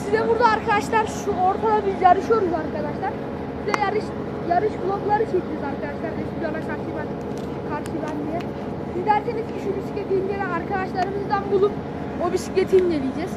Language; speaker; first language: Turkish; native; Turkish